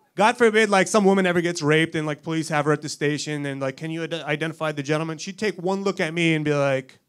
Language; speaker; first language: English; native; English